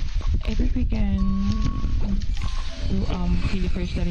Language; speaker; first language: English; non-native, local second language; Filipino